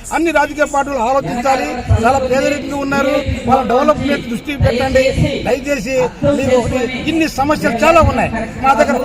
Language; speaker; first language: Telugu; non-native, local second language; Lambadi